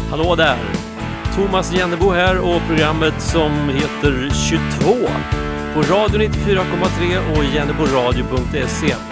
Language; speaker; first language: Swedish; native; Swedish